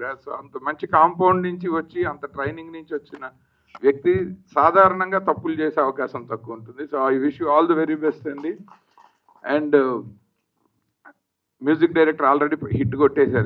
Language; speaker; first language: Telugu; native; Telugu